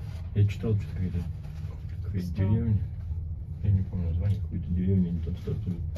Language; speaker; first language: Russian; native; Russian